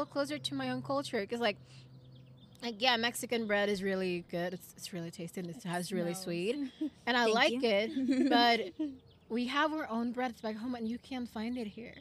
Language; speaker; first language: English; non-native, fluent; Spanish